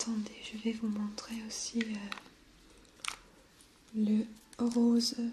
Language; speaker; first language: French; non-native, fluent; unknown